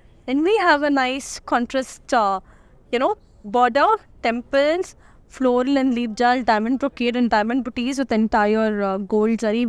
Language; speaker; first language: English; non-native, local second language; Telugu